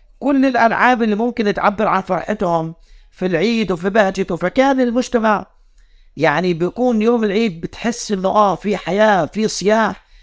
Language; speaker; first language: Arabic; native; Arabic